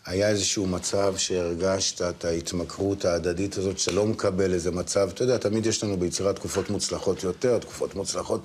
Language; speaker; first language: Hebrew; native; Hebrew